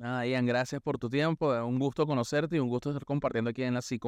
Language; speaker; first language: Spanish; native; Spanish